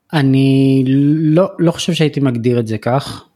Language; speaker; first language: Hebrew; early bilingual, other home language; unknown